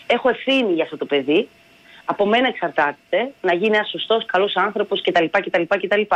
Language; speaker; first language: Greek; early bilingual, other home language; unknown